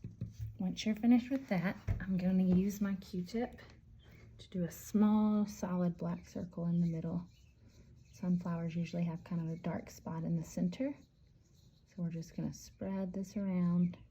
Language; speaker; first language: English; native; English